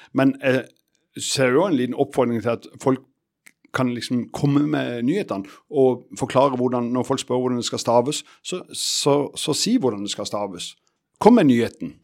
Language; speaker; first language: Norwegian; native; Norwegian